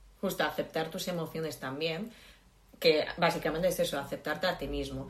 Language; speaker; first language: Spanish; non-native, fluent; Polish